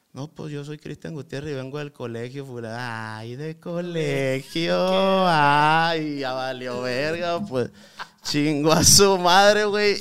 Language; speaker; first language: Spanish; native; Spanish